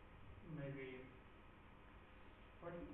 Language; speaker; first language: English; non-native, learner; Chinese